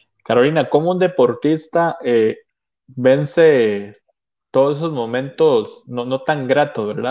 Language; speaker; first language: Spanish; native; Spanish